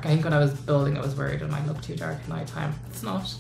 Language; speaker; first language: English; native; English